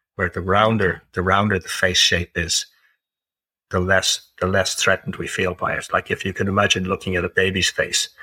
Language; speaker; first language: English; native; English